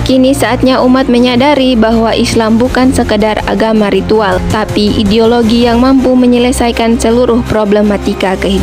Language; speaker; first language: Indonesian; native; Indonesian